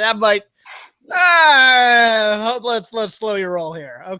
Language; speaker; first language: English; native; English